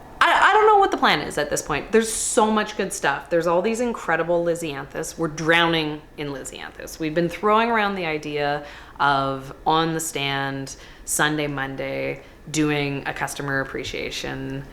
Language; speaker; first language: English; native; English